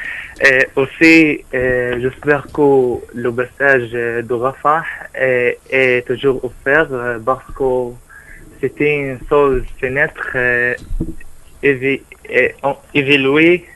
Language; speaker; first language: French; non-native, learner; Arabic